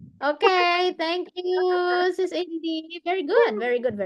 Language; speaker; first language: English; non-native, fluent; Indonesian